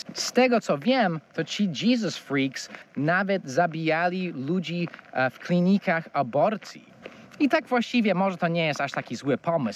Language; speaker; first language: Polish; non-native, fluent; English